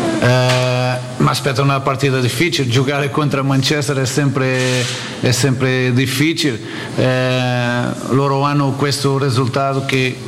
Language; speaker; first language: Italian; non-native, fluent; Portuguese